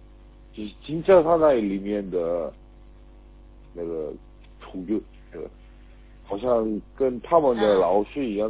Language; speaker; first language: Chinese; non-native, learner; Korean